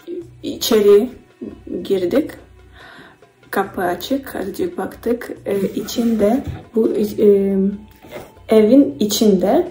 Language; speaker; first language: Turkish; non-native, learner; Ukrainian